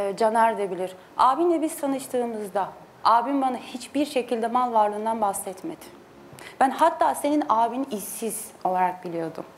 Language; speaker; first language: Turkish; native; Turkish